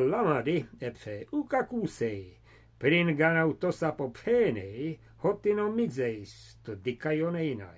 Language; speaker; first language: Greek; non-native, fluent; English